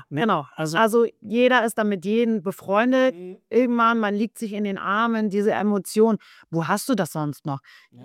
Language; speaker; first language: German; native; German